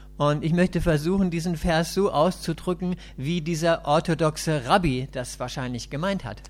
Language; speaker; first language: German; native; German